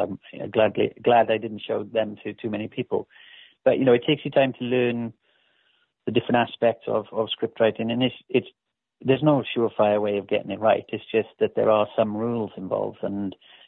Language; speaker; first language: English; native; English